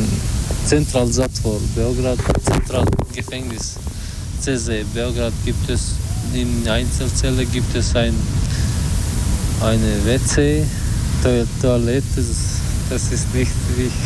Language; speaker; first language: German; non-native, learner; Albanian